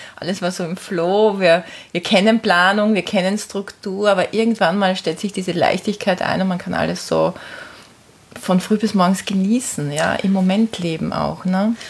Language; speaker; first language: German; native; German